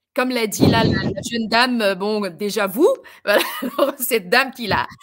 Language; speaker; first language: French; non-native, fluent; Arabic